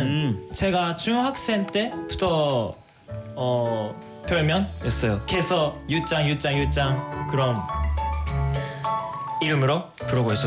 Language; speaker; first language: Korean; non-native, fluent; Japanese